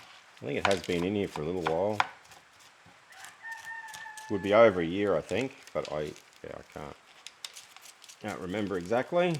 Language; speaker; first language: English; native; English